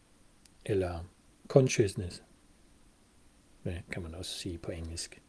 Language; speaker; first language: Danish; non-native, fluent; German